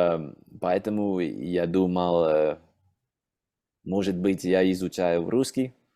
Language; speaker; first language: Russian; non-native, learner; English